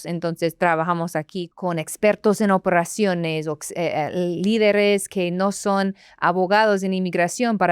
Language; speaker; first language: Spanish; non-native, fluent; English